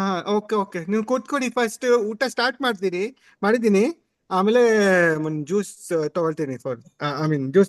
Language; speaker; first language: Kannada; non-native, learner; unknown